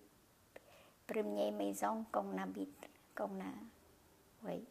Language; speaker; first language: French; non-native, learner; Khmer